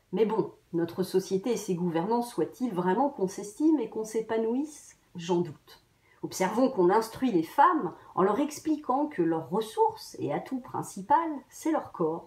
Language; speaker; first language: French; native; French